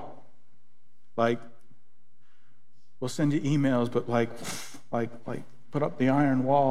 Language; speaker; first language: English; native; English